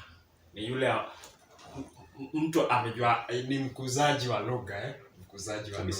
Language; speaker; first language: Swahili; non-native, local second language; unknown